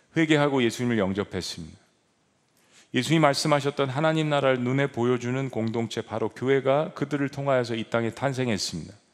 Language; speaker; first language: Korean; native; Korean